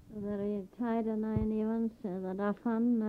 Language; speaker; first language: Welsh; early bilingual, heritage; Welsh